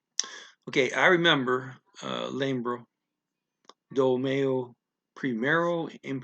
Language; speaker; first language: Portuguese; non-native, learner; English